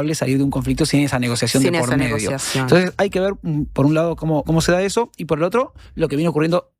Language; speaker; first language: Spanish; native; Spanish